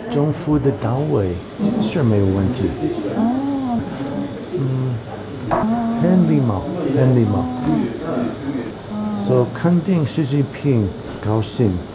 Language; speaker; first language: Chinese; non-native, learner; English